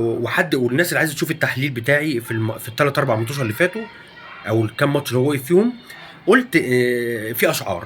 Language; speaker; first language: Arabic; native; Arabic